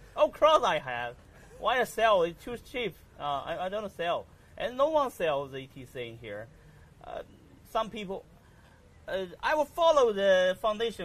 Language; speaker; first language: English; non-native, learner; Chinese